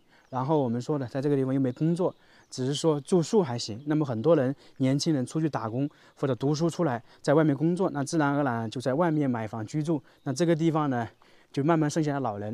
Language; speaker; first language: Chinese; native; Chinese